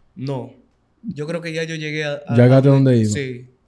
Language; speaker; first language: Spanish; native; Spanish